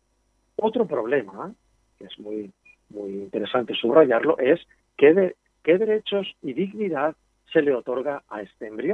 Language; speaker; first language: Spanish; native; Spanish